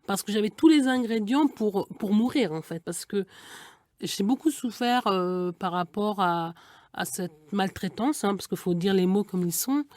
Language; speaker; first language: French; early bilingual, other home language; Igbo